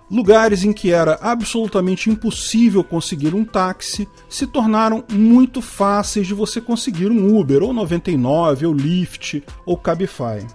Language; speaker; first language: Portuguese; native; Portuguese